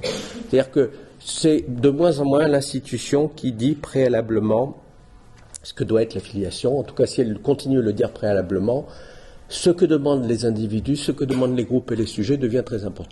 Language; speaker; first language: French; native; French